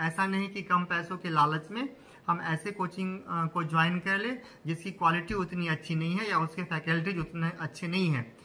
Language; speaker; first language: Hindi; native; Hindi